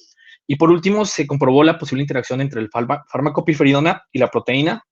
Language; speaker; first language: Spanish; native; Spanish